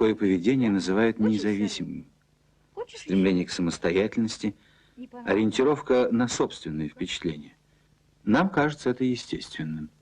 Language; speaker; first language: Russian; native; Russian